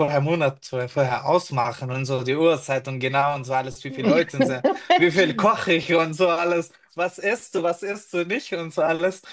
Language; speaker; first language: German; non-native, fluent; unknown